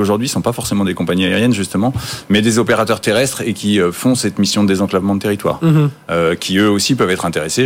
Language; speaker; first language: French; native; French